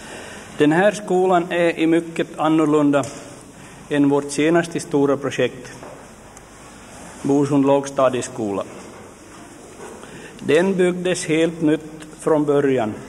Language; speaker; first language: Swedish; native; Swedish